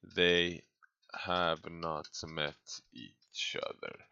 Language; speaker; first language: English; non-native, fluent; Swedish